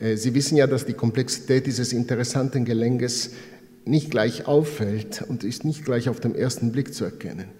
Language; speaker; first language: German; non-native, fluent; Italian